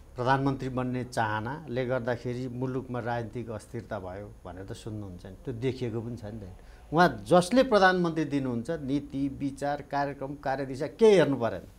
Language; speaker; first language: Nepali; native; Nepali